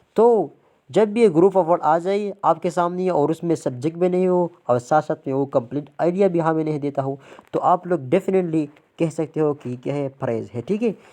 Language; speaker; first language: Urdu; non-native, local second language; Pashto